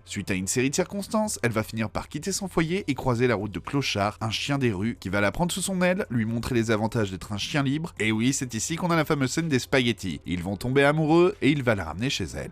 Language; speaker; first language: French; native; French